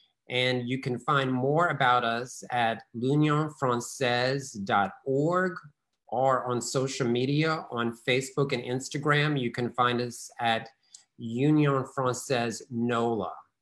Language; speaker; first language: English; native; English